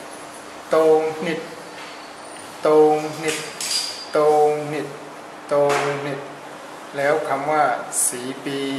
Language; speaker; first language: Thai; non-native, fluent; Burmese